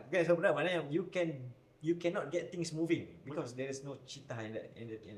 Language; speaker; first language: English; non-native, local second language; Malay